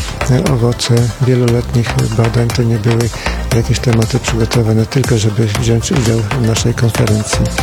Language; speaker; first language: Polish; native; Polish